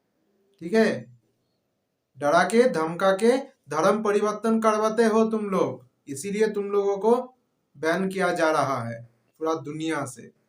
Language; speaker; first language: Hindi; non-native, local second language; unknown